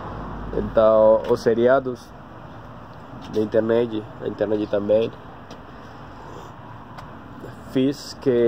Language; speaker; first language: Portuguese; non-native, learner; Spanish